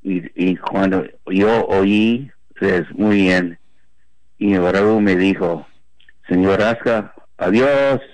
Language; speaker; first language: Spanish; non-native, fluent; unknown